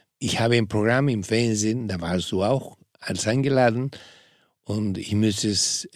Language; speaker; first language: German; non-native, fluent; Spanish